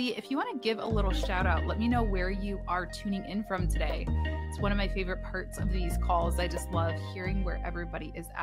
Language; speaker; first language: English; native; English